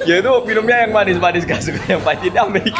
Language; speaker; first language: Indonesian; native; Indonesian